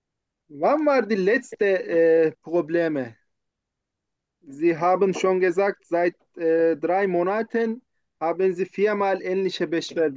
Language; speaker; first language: German; non-native, learner; Turkish